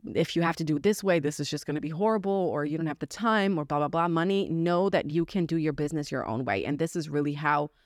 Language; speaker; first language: English; non-native, fluent; German